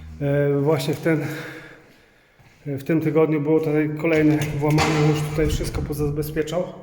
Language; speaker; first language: Polish; native; Polish